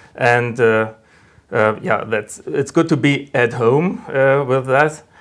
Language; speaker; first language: English; non-native, fluent; German